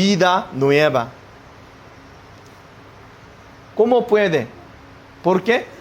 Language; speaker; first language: Spanish; non-native, learner; Korean